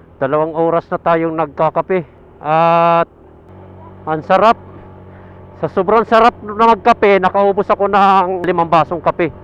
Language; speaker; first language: Filipino; native; Filipino